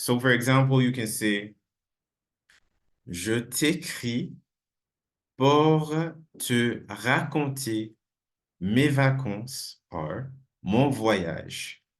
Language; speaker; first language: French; non-native, fluent; English